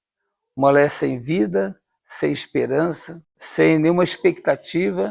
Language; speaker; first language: Portuguese; native; Portuguese